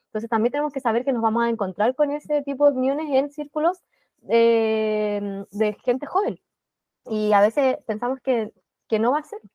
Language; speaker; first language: Spanish; native; Spanish